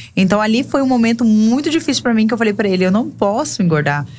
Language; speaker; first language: Portuguese; native; Portuguese